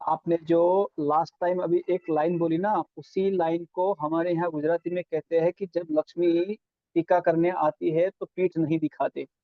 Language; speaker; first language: Hindi; non-native, local second language; Gujarati